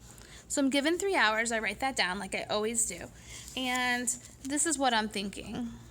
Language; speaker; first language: English; native; English